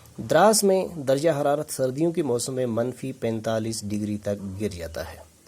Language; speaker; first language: Urdu; native; Urdu